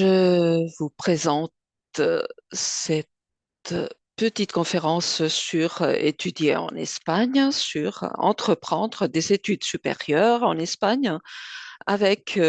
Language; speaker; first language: French; non-native, fluent; Spanish